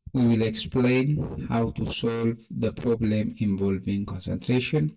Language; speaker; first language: English; non-native, local second language; Amharic